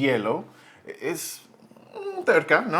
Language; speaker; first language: Spanish; non-native, learner; English